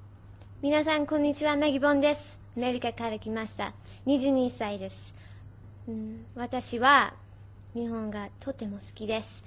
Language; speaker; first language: Japanese; non-native, learner; English